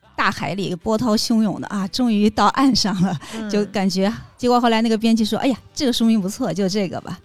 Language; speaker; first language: Chinese; native; Chinese